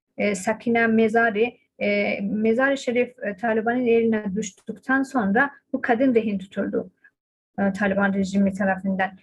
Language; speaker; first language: Turkish; non-native, fluent; Persian